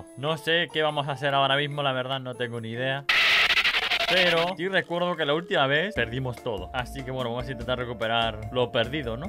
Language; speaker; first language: Spanish; native; Spanish